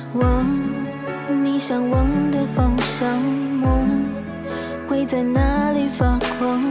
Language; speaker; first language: Chinese; native; Chinese